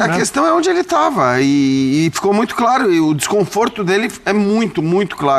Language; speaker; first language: Portuguese; native; Portuguese